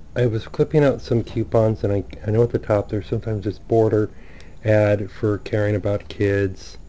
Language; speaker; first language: English; native; English